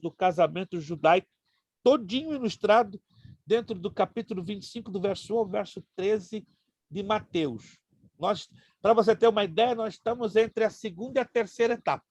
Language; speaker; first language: Portuguese; native; Portuguese